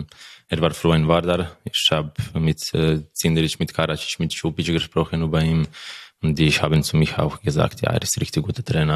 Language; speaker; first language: German; non-native, learner; Croatian